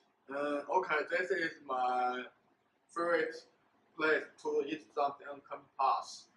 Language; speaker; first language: English; non-native, learner; Chinese